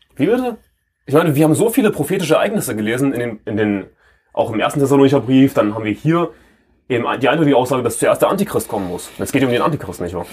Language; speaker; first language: German; native; German